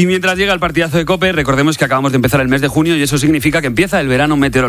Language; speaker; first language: Spanish; native; Spanish